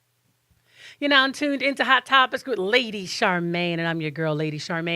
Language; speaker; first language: English; native; English